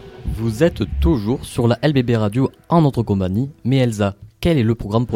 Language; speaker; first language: French; native; French